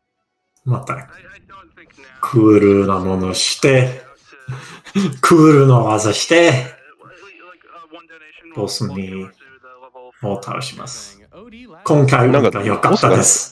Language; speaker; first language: Japanese; non-native, learner; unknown